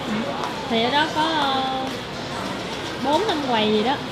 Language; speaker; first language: Vietnamese; native; Vietnamese